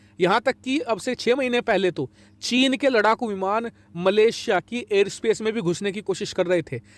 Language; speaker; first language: Hindi; native; Hindi